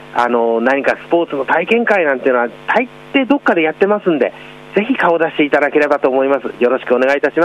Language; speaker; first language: Japanese; native; Japanese